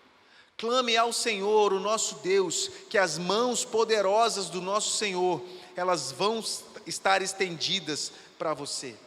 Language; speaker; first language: Portuguese; native; Portuguese